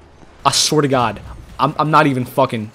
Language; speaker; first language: English; native; English